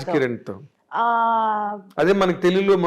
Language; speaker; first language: Telugu; native; Telugu